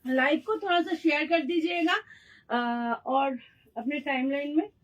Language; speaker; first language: Hindi; non-native, local second language; Bangla